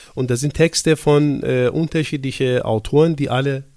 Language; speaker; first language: German; non-native, fluent; Persian